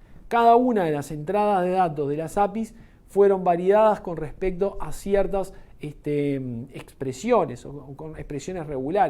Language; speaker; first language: Spanish; native; Spanish